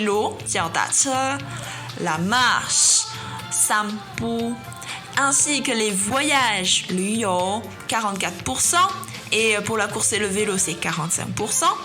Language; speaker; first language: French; non-native, fluent; Chinese